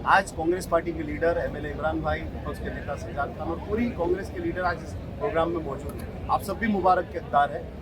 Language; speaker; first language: Hindi; non-native, local second language; Gujarati